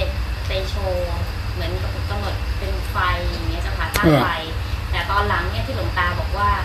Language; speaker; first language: Thai; native; Thai